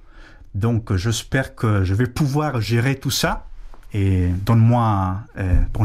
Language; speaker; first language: French; non-native, fluent; Spanish